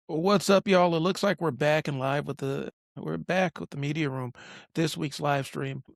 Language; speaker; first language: English; native; English